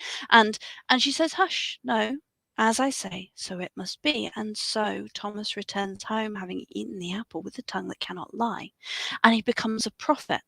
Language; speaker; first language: English; native; English